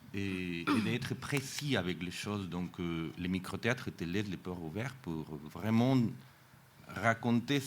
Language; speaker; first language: French; non-native, fluent; Spanish